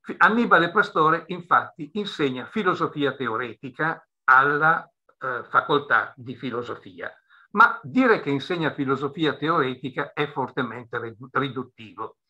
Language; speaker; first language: Italian; native; Italian